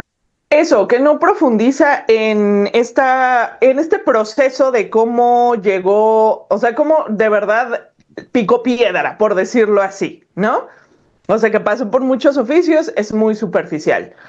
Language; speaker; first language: Spanish; native; Spanish